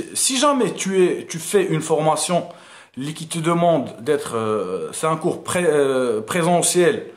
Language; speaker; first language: French; non-native, local second language; Arabic